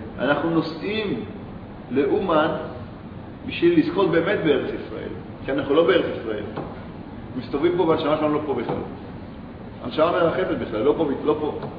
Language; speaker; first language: Hebrew; native; Hebrew